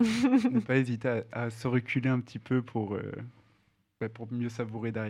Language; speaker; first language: French; native; French